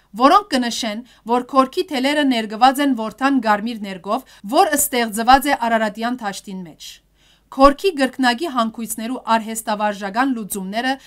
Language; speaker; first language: Armenian; early bilingual, heritage; Armenian